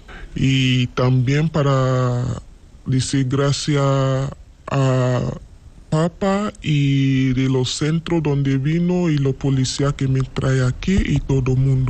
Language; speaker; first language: Spanish; non-native, learner; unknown